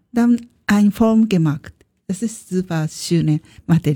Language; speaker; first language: German; non-native, learner; Japanese